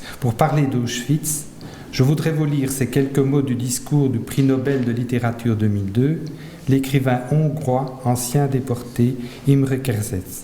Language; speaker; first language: French; native; French